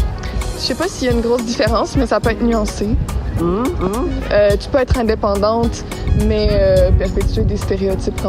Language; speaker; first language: French; native; French